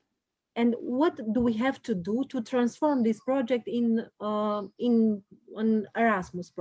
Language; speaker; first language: English; non-native, learner; Romanian